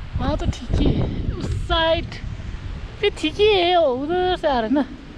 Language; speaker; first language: Hindi; non-native, local second language; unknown